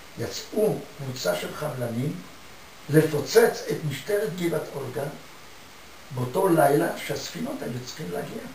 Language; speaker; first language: Hebrew; native; Hebrew